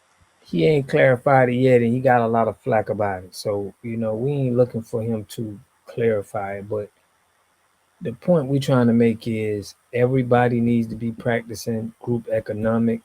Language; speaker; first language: English; native; English